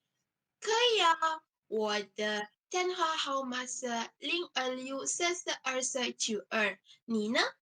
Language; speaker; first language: Chinese; non-native, learner; Malay